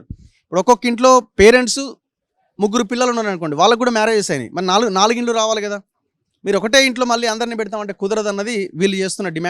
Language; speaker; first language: Telugu; native; Telugu